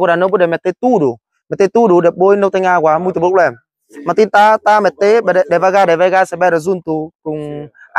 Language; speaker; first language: Portuguese; non-native, learner; Vietnamese